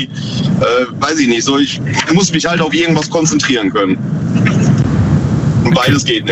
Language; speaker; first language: German; native; German